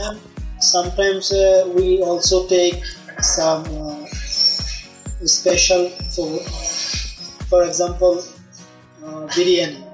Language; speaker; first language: English; non-native, learner; Bangla